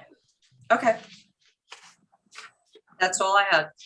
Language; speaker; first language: English; native; English